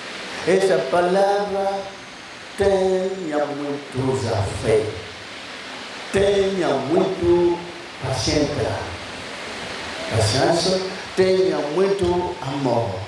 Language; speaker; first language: Portuguese; non-native, learner; Lingala